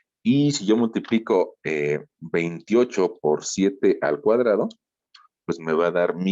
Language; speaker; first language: Spanish; native; Spanish